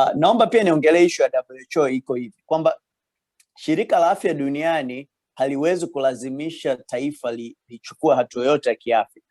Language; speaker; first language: Swahili; native; Swahili